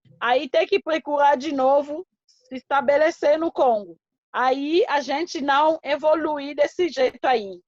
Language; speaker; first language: Portuguese; non-native, fluent; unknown